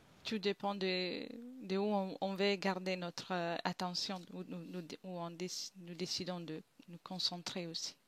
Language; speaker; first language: French; non-native, fluent; Italian